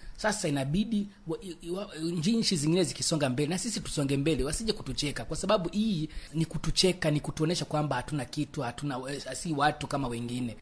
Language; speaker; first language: Swahili; non-native, local second language; Rundi